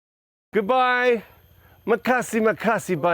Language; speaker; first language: Indonesian; non-native, learner; English